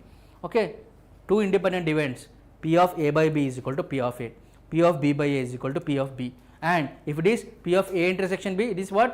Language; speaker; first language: English; non-native, local second language; Telugu